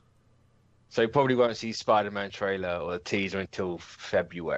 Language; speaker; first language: English; native; English